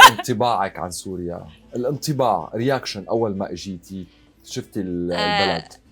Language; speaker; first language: Arabic; native; Arabic